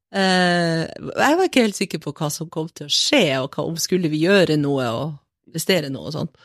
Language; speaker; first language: Norwegian; native; Norwegian